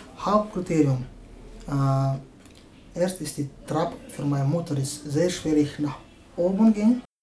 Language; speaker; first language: German; non-native, learner; Chechen